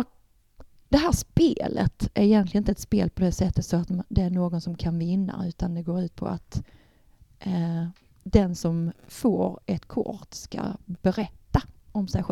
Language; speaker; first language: Swedish; native; Swedish